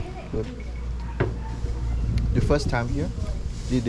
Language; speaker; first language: English; non-native, learner; Lao